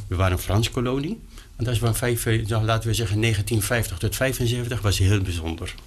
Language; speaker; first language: Dutch; non-native, fluent; Arabic